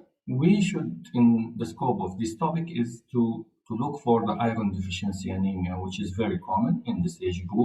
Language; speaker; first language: English; non-native, fluent; Arabic